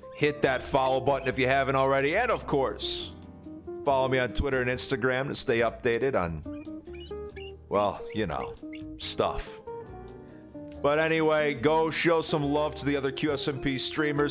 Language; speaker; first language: English; native; English